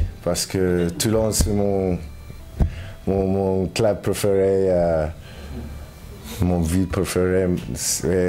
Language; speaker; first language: French; non-native, learner; English